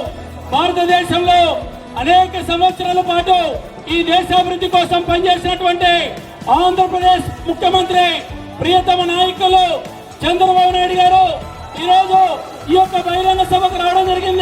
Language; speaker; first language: Telugu; native; Telugu